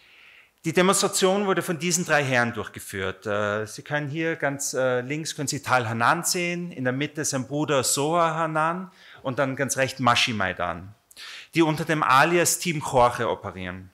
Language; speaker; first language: German; native; German